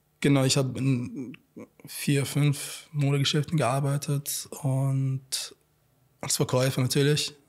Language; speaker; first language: German; non-native, fluent; Arabic